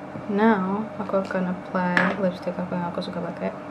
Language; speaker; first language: Indonesian; early bilingual, heritage; Indonesian